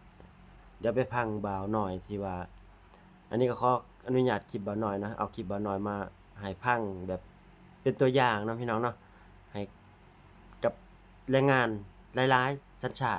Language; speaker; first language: Thai; non-native, local second language; Lao